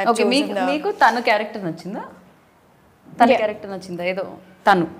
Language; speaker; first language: Telugu; native; Telugu